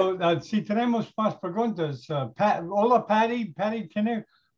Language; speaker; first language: Spanish; non-native, learner; English